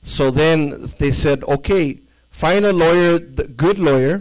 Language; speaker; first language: English; early bilingual, other home language; Spanish